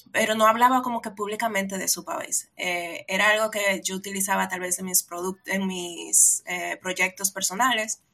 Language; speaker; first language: Spanish; native; Spanish